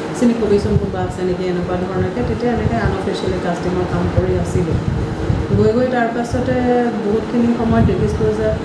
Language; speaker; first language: Assamese; native; Assamese